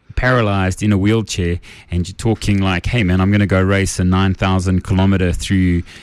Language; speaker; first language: English; native; English